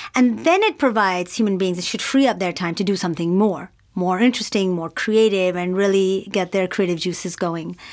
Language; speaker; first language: English; non-native, local second language; Urdu